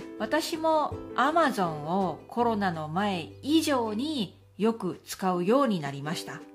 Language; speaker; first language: Japanese; native; Japanese